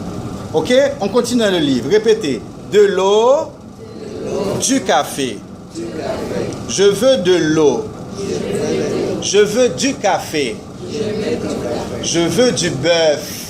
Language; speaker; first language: French; non-native, fluent; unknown